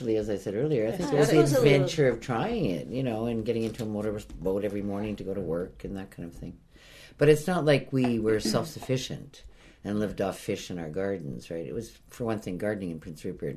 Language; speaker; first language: English; native; English